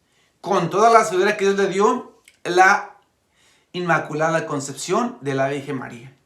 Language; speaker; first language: Spanish; native; Spanish